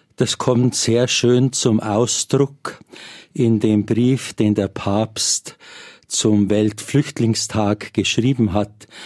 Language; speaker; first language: German; native; German